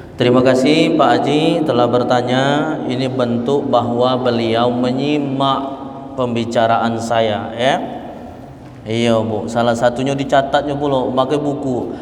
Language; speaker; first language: Malay; native; Malay